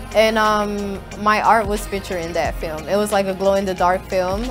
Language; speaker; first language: English; native; English